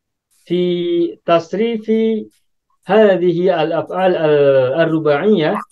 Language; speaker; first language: Arabic; non-native, fluent; Indonesian